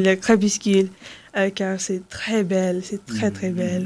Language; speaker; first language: French; non-native, learner; English